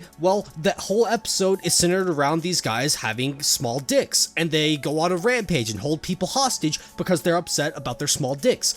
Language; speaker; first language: English; native; English